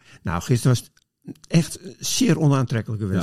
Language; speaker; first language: Dutch; native; Dutch